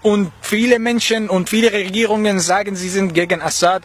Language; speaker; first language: German; non-native, learner; Arabic